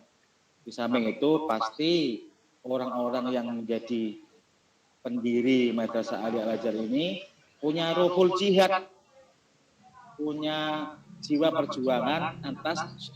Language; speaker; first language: Indonesian; non-native, local second language; Javanese